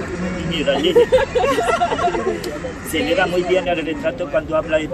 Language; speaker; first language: Spanish; non-native, learner; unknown